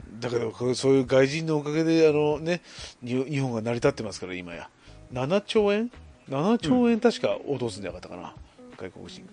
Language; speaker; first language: Japanese; native; Japanese